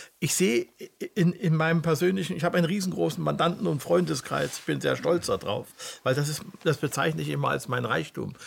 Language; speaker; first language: German; native; German